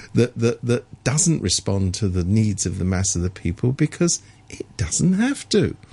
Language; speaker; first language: English; native; English